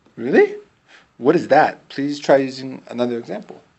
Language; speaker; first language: English; native; English